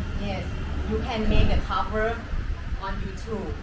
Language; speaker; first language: English; non-native, learner; Thai